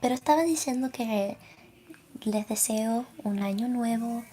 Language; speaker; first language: Spanish; early bilingual, other home language; English